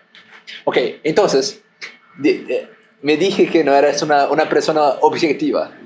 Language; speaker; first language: Spanish; non-native, fluent; Portuguese